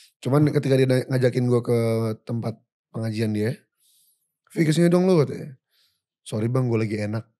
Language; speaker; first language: Indonesian; native; Indonesian